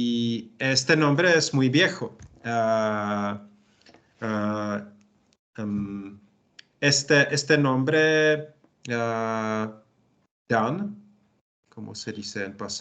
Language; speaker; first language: Spanish; non-native, learner; Czech